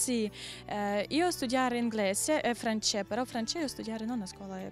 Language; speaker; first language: Italian; non-native, learner; Ukrainian